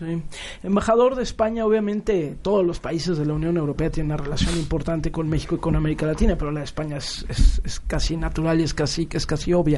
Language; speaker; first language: Spanish; native; Spanish